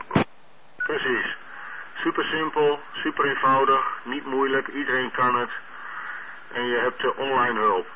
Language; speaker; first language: Dutch; native; Dutch